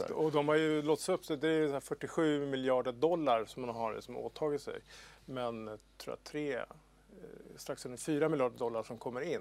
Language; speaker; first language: Swedish; native; Swedish